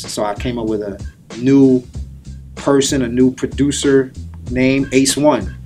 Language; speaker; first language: English; native; English